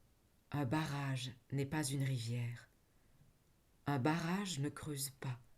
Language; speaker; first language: French; native; French